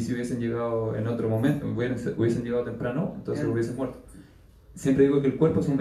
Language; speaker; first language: Spanish; native; Spanish